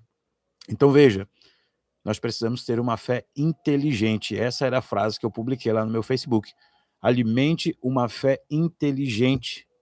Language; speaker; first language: Portuguese; native; Portuguese